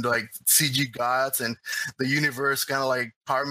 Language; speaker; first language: English; non-native, fluent; Spanish